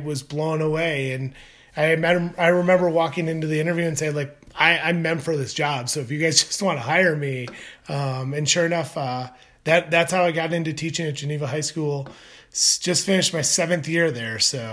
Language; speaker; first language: English; native; English